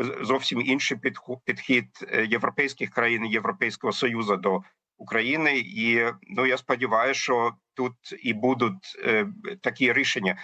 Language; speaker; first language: Ukrainian; non-native, fluent; German